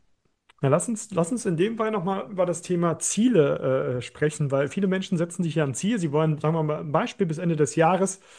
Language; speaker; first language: German; native; German